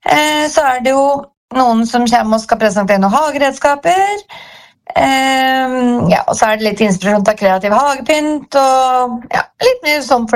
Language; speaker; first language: Norwegian; native; Norwegian